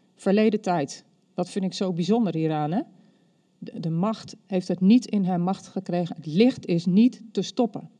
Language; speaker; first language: Dutch; native; Dutch